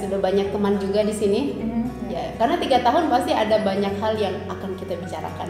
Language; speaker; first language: Indonesian; native; Indonesian